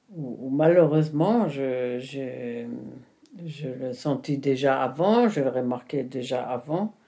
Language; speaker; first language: French; non-native, fluent; German